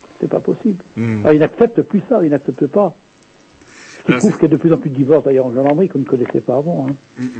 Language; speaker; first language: French; native; French